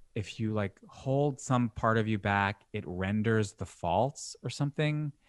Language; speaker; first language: English; native; English